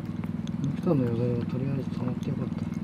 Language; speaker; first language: Japanese; native; Japanese